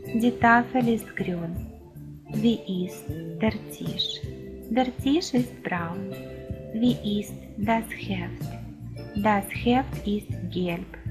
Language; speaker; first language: German; non-native, fluent; Ukrainian